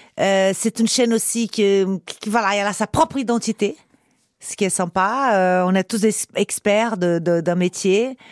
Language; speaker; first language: French; non-native, fluent; Portuguese